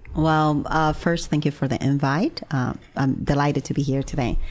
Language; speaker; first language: English; non-native, fluent; Spanish